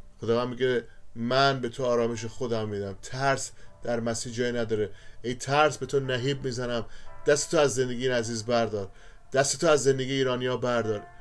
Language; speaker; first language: Persian; native; Persian